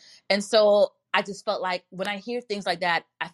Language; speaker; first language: English; native; English